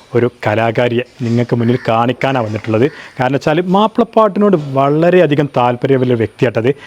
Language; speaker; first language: Malayalam; native; Malayalam